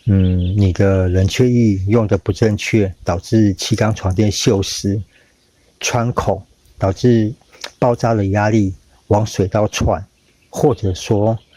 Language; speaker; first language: Chinese; native; Chinese